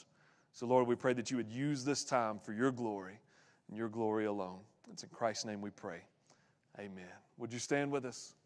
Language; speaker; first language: English; native; English